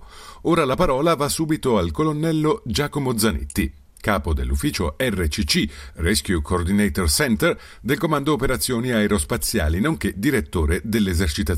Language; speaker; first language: Italian; native; Italian